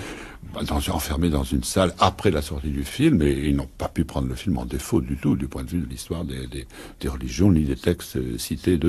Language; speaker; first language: French; native; French